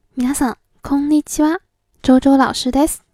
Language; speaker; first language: Japanese; non-native, fluent; Chinese